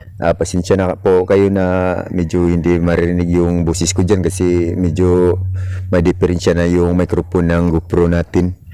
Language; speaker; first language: Filipino; native; Filipino